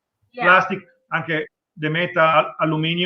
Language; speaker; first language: English; non-native, learner; Italian